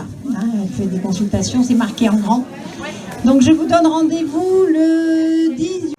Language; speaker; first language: French; native; French